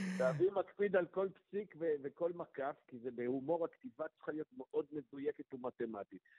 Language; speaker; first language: Hebrew; native; Hebrew